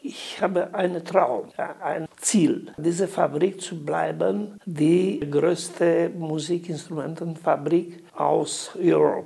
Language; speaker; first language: German; non-native, learner; Romanian